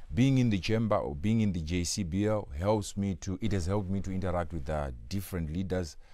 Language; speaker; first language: English; non-native, local second language; Shona